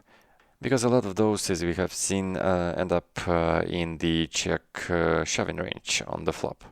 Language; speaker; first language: English; non-native, fluent; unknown